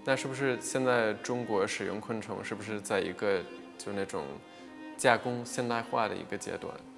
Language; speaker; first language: Chinese; non-native, fluent; English